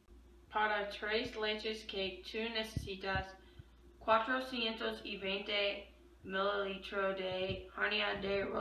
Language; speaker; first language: Spanish; non-native, learner; English